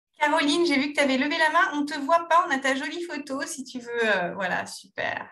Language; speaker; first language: French; native; French